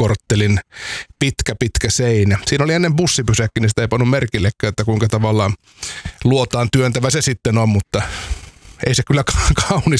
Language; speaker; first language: Finnish; native; Finnish